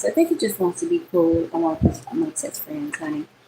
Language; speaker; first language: English; native; English